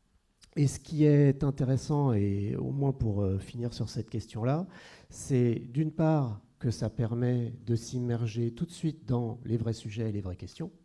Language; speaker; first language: French; native; French